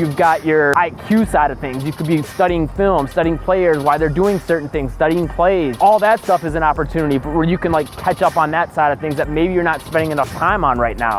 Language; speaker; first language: English; native; English